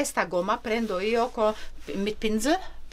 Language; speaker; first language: Italian; non-native, learner; Czech